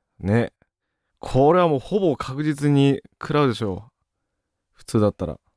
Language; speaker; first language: Japanese; native; Japanese